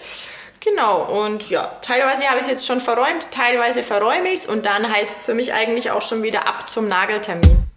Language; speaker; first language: German; native; German